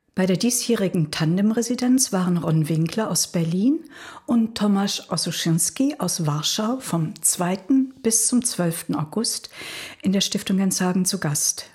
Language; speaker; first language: German; native; German